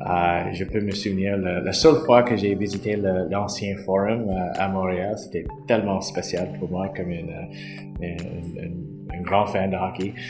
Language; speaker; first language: French; non-native, fluent; English